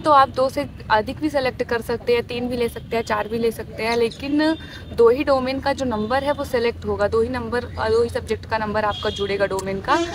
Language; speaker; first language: Hindi; native; Hindi